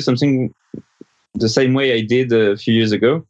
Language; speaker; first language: English; non-native, fluent; French